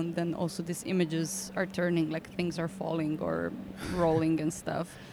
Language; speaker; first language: English; non-native, fluent; Croatian